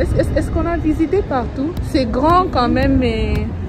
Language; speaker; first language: French; non-native, local second language; Lingala